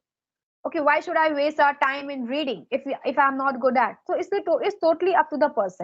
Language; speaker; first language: English; non-native, local second language; Hindi